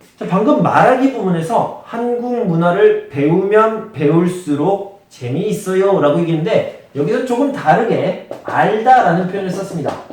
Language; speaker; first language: Korean; native; Korean